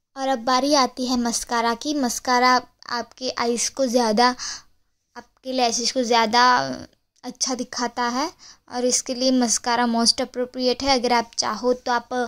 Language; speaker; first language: Hindi; non-native, local second language; Gujarati